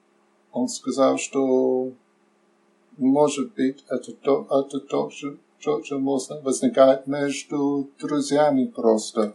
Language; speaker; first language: Russian; non-native, learner; English